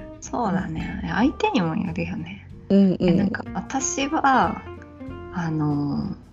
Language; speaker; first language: Japanese; native; Japanese